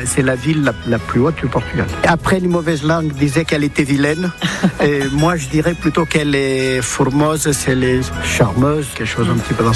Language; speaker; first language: French; early bilingual, other home language; Portuguese